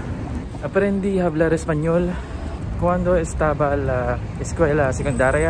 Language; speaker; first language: Spanish; non-native, learner; Filipino